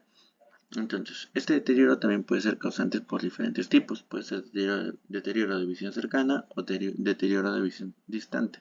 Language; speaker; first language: Spanish; native; Spanish